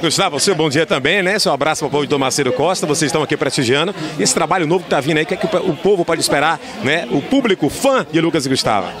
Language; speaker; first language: Portuguese; native; Portuguese